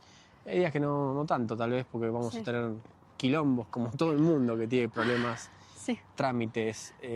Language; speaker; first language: Spanish; native; Spanish